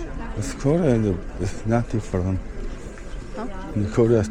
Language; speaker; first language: English; non-native, learner; Korean